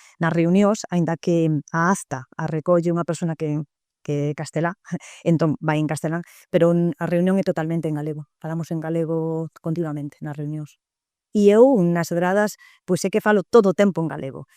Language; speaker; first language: Galician; native; Galician